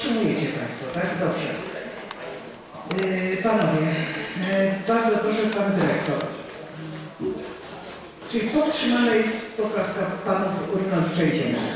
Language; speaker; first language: Polish; native; Polish